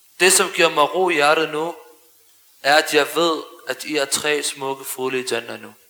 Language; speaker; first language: Danish; early bilingual, other home language; Arabic